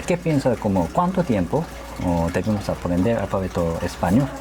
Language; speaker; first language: Spanish; non-native, learner; Korean